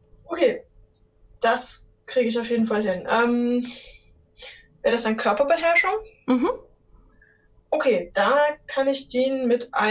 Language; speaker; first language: German; native; German